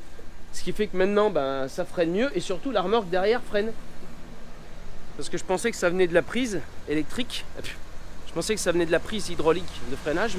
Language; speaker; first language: French; native; French